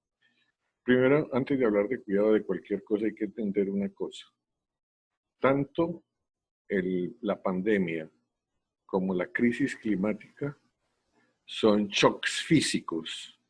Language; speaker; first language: Spanish; native; Spanish